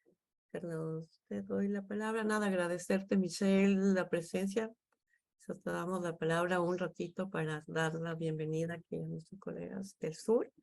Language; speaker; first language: Spanish; native; Spanish